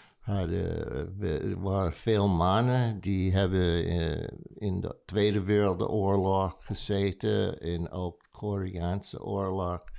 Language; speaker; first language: Dutch; non-native, learner; English